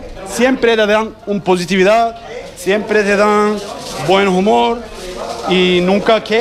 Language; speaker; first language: Spanish; non-native, learner; Turkish